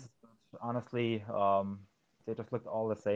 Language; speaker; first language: English; non-native, fluent; German